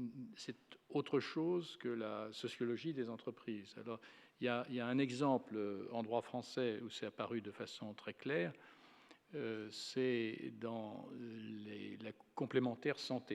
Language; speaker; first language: French; native; French